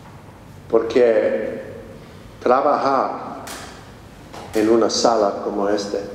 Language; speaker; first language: Spanish; non-native, fluent; English